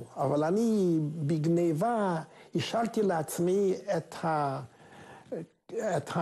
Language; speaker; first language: Hebrew; non-native, fluent; Hungarian